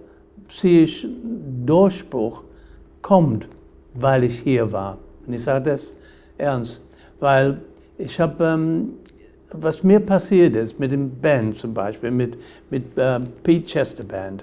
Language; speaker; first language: German; non-native, fluent; English